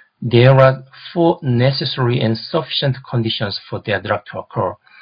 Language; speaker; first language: English; non-native, fluent; Korean